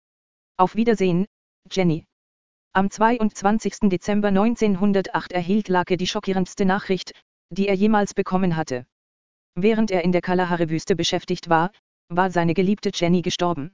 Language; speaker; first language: German; native; German